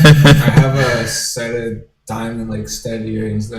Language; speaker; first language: English; native; English